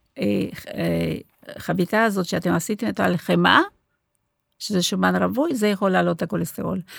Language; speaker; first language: Hebrew; non-native, fluent; Russian